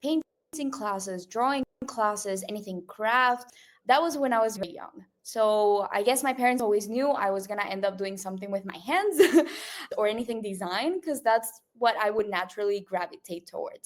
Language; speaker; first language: English; non-native, local second language; Spanish